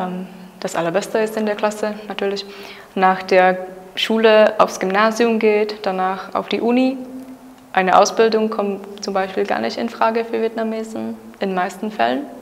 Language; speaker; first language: German; non-native, fluent; Czech